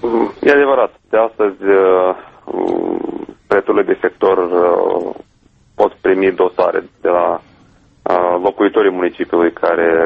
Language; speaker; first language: Romanian; native; Romanian